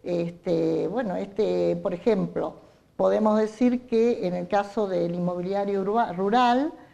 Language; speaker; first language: Spanish; native; Spanish